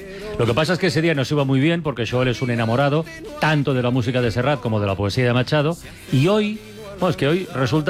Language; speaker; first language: Spanish; native; Spanish